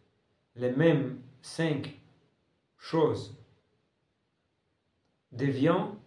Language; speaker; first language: French; non-native, fluent; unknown